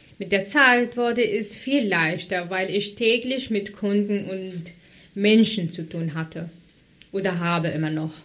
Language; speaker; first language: German; non-native, fluent; Arabic